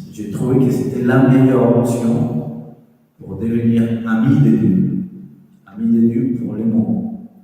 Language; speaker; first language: French; non-native, fluent; Spanish